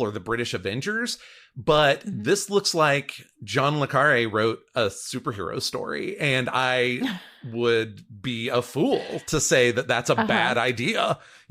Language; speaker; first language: English; native; English